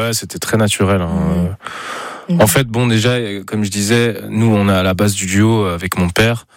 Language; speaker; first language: French; native; French